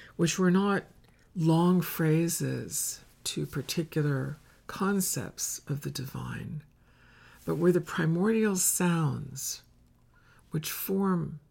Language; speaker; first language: English; native; English